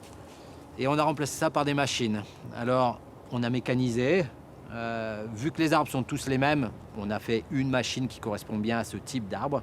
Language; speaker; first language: French; native; French